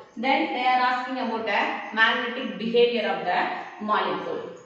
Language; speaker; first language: English; non-native, local second language; Tamil